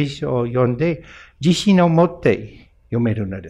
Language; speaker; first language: Japanese; non-native, fluent; English